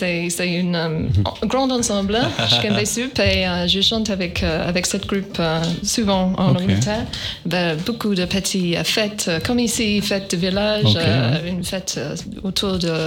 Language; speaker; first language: French; non-native, learner; English